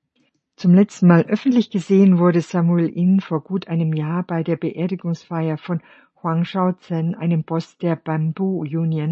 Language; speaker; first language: German; native; German